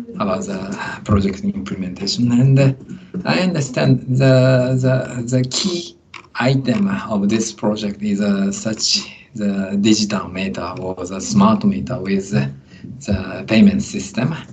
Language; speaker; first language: English; non-native, learner; Japanese